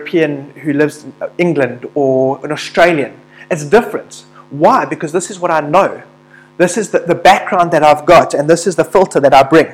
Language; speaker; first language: English; native; English